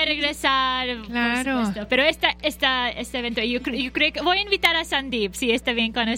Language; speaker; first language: Spanish; non-native, fluent; Bangla